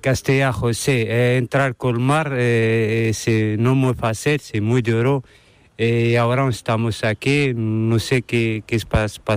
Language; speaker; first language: Spanish; non-native, learner; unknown